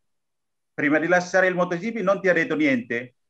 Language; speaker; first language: Italian; non-native, learner; Indonesian